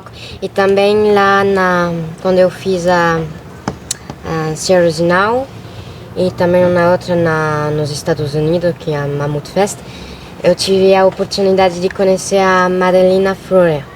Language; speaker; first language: Portuguese; early bilingual, other home language; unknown